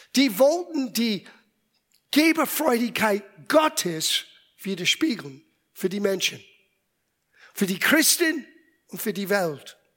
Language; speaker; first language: German; non-native, fluent; English